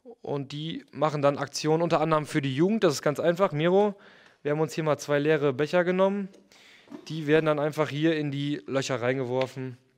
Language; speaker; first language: German; native; German